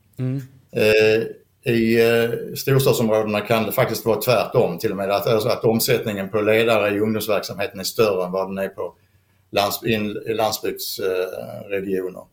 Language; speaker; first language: Swedish; native; Swedish